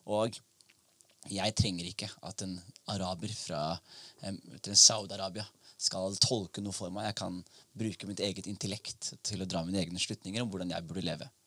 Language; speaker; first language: Norwegian; early bilingual, other home language; Somali